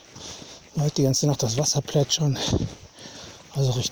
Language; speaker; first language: German; native; German